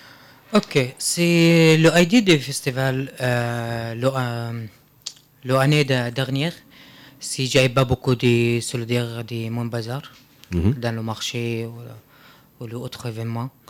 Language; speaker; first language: French; non-native, learner; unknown